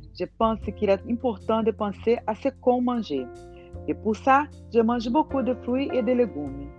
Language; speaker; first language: French; non-native, learner; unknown